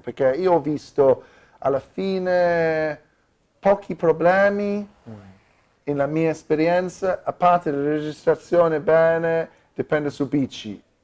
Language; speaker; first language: Italian; non-native, learner; English